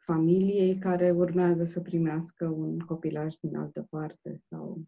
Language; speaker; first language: Romanian; native; Romanian